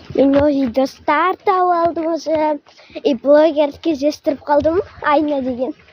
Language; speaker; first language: Kazakh; non-native, local second language; Russian